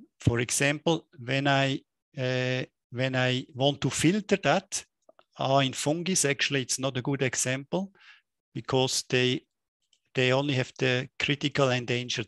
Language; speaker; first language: English; non-native, fluent; German